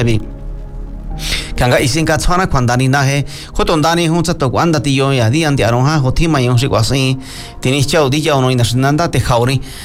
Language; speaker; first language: Spanish; non-native, local second language; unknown